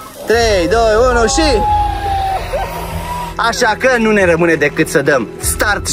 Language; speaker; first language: Romanian; native; Romanian